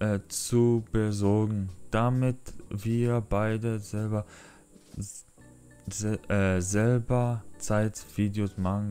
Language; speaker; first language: German; non-native, learner; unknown